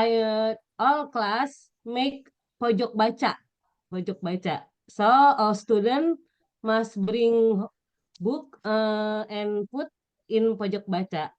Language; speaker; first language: English; non-native, learner; Indonesian